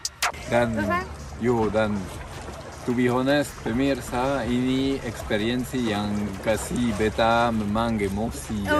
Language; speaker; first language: Indonesian; non-native, fluent; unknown